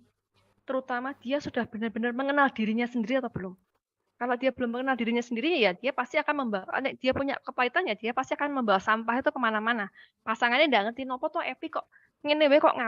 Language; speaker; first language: Malay; native; Malay